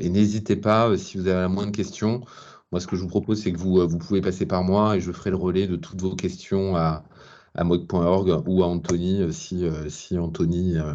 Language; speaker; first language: French; native; French